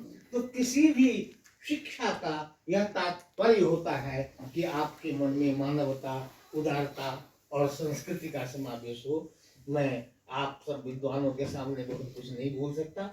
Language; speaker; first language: Hindi; native; Hindi